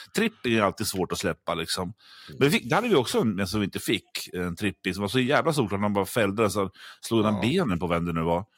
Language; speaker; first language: Swedish; native; Swedish